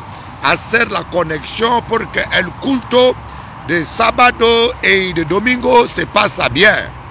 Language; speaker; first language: Spanish; non-native, learner; Lingala